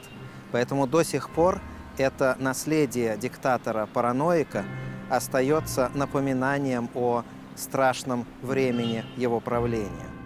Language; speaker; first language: Russian; native; Russian